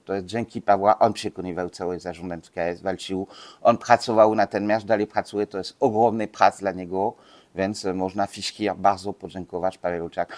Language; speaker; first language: Polish; non-native, learner; French